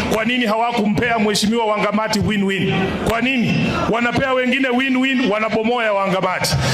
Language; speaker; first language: Swahili; native; Swahili